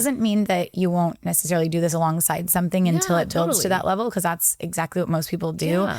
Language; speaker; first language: English; native; English